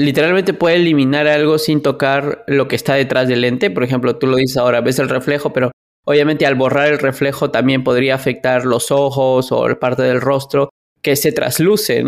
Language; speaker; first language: Spanish; native; Spanish